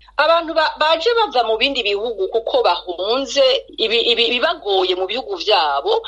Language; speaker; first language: Rundi; native; Rundi